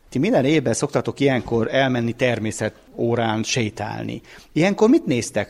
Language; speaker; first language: Hungarian; native; Hungarian